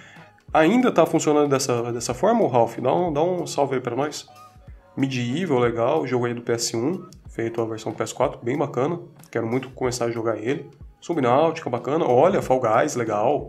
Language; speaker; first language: Portuguese; native; Portuguese